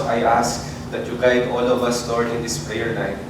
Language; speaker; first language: English; non-native, local second language; Filipino